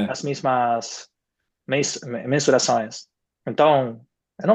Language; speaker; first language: Portuguese; non-native, fluent; Spanish